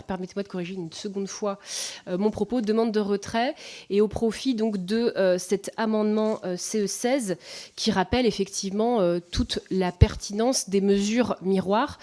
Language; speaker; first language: French; native; French